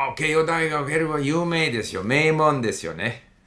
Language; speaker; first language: Japanese; non-native, fluent; English